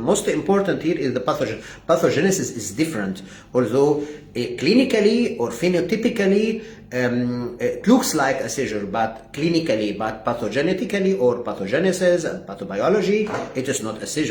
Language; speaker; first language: English; non-native, fluent; Arabic